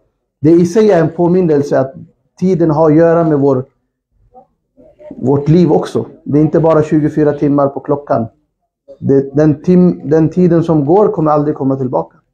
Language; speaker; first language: Swedish; non-native, fluent; Urdu